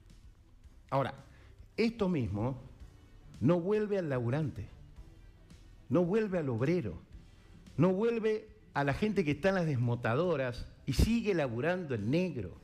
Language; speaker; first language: Spanish; native; Spanish